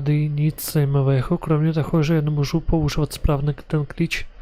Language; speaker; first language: Czech; non-native, learner; Ukrainian